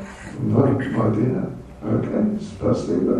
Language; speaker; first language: Russian; non-native, learner; English